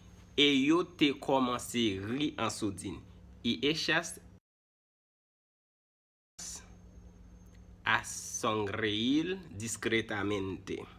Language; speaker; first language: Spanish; non-native, fluent; Haitian Creole